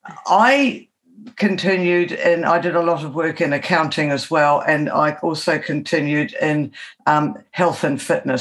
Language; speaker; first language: English; native; English